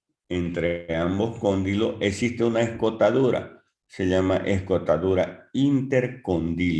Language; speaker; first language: Spanish; native; Spanish